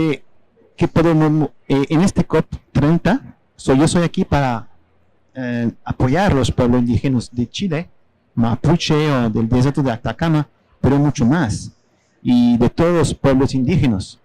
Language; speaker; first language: Spanish; non-native, fluent; French